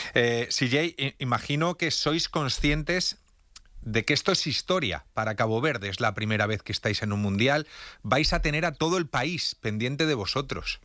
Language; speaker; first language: Spanish; native; Spanish